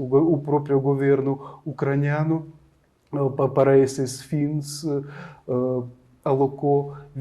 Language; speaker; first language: Portuguese; non-native, fluent; Ukrainian